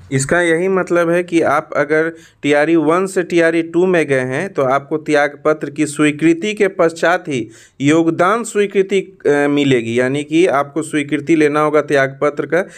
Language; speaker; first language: Hindi; native; Hindi